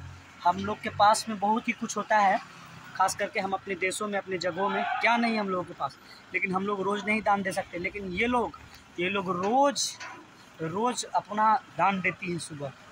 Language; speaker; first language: Hindi; non-native, local second language; Bhojpuri